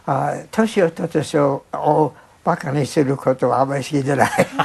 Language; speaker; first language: Japanese; non-native, fluent; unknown